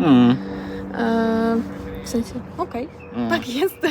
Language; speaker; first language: Polish; non-native, learner; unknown